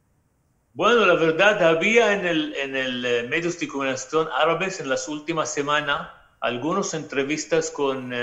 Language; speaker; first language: Spanish; non-native, fluent; Arabic